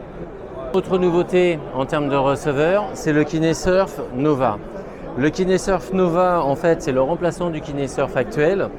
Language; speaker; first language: French; native; French